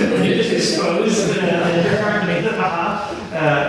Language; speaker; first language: English; native; English